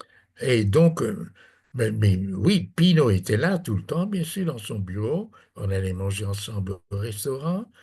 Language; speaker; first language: French; non-native, fluent; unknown